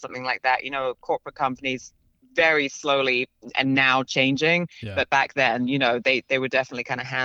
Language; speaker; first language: English; native; English